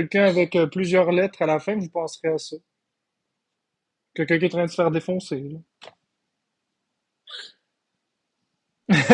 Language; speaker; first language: French; native; French